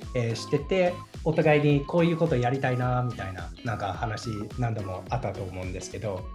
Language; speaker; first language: Japanese; non-native, fluent; English